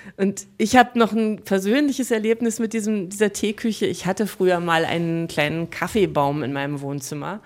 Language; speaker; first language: German; native; German